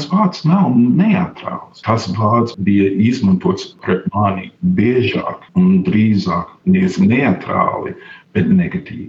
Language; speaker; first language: Latvian; non-native, fluent; English